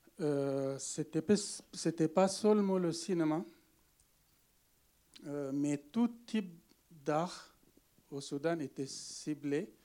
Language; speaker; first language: French; non-native, learner; Arabic